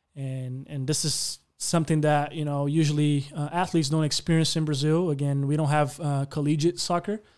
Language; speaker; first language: English; non-native, fluent; Portuguese